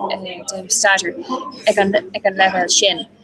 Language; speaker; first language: Irish; non-native, local second language; English